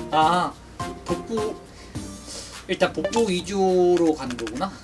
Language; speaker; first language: Korean; native; Korean